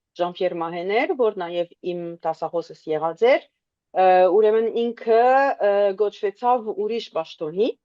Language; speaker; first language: Armenian; early bilingual, heritage; Armenian